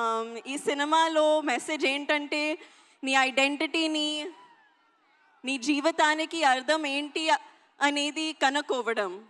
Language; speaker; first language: Telugu; non-native, learner; Hindi